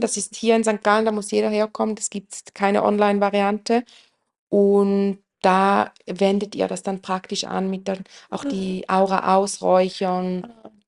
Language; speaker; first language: German; native; German